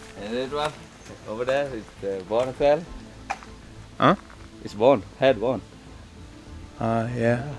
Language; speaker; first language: English; non-native, learner; Indonesian